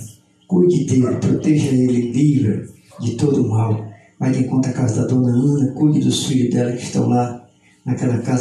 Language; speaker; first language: Portuguese; native; Portuguese